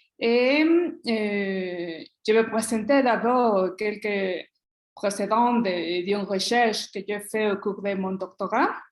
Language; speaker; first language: French; non-native, learner; Spanish